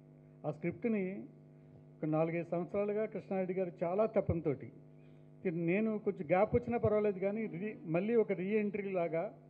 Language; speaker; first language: Telugu; native; Telugu